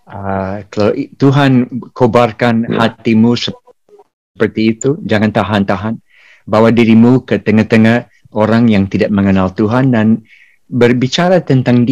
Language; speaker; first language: Indonesian; non-native, fluent; English